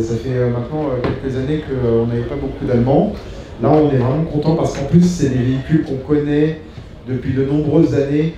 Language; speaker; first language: French; native; French